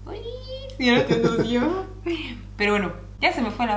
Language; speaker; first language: Spanish; native; Spanish